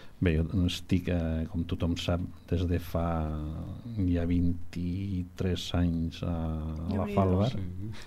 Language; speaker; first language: Catalan; non-native, local second language; Spanish